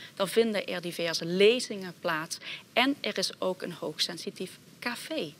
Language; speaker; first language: Dutch; native; Dutch